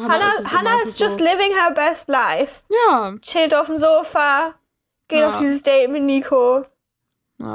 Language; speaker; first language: German; native; German